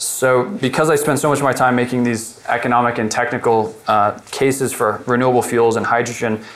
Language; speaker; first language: English; native; English